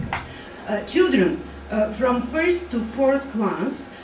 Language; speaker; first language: English; non-native, fluent; Bulgarian